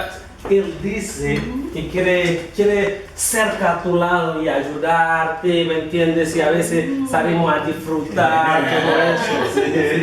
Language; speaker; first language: Spanish; non-native, learner; Haitian Creole